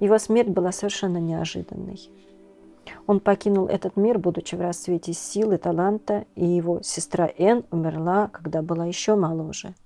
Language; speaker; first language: Russian; native; Russian